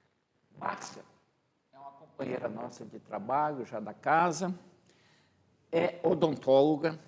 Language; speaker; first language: Portuguese; native; Portuguese